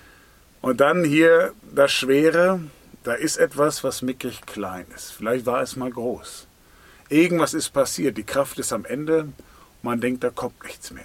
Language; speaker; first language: German; native; German